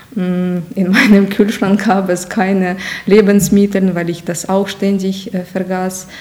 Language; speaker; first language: German; non-native, fluent; Ukrainian